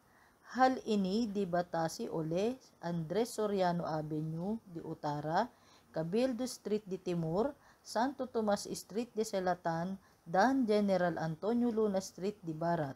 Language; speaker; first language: Indonesian; non-native, learner; Filipino